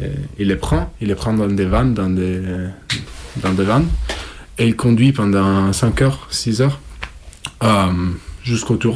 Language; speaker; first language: French; non-native, fluent; Italian